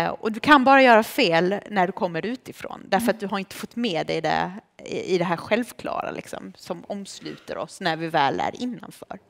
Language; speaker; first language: Swedish; early bilingual, other home language; Romanian